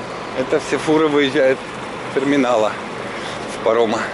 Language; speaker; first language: Russian; native; Russian